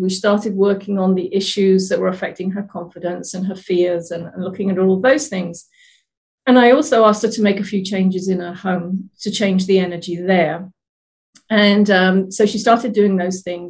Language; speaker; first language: English; native; English